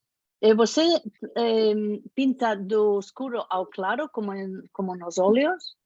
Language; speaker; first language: Portuguese; non-native, learner; Spanish